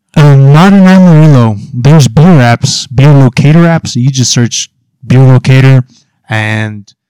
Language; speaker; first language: English; early bilingual, other home language; Spanish